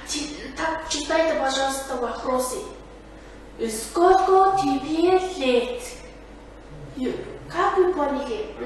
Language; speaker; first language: Russian; non-native, fluent; Mongolian